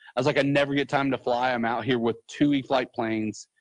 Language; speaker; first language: English; native; English